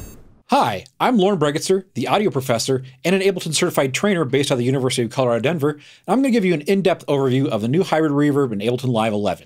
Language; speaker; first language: English; native; English